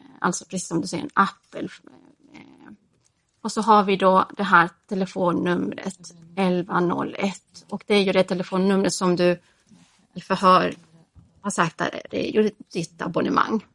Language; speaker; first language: Swedish; native; Swedish